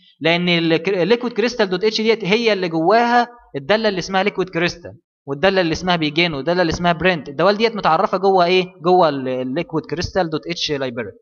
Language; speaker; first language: Arabic; native; Arabic